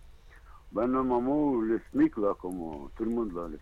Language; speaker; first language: French; non-native, learner; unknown